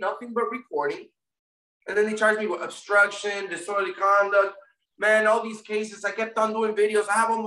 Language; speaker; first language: English; native; English